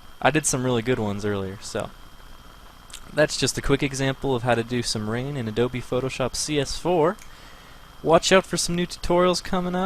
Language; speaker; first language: English; native; English